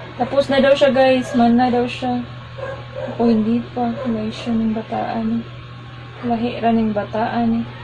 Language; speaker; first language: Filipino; non-native, local second language; Cebuano